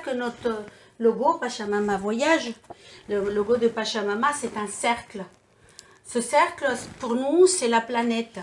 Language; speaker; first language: French; non-native, fluent; Spanish